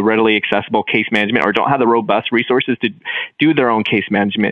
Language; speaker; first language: English; native; English